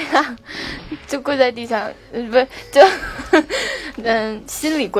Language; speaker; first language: Chinese; native; Chinese